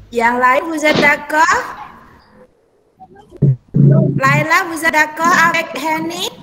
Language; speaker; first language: French; non-native, fluent; Indonesian